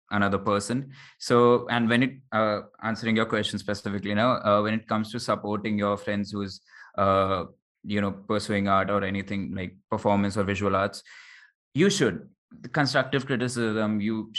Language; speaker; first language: English; non-native, local second language; Hindi